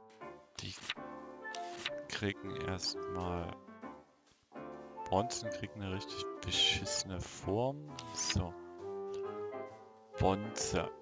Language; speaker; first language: German; native; German